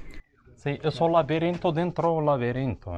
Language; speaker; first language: Spanish; non-native, fluent; Arabic